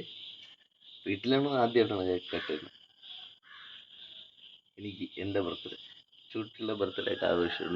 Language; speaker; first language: Malayalam; native; Malayalam